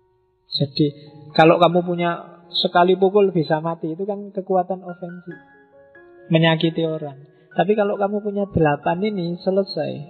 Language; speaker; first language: Indonesian; non-native, local second language; Javanese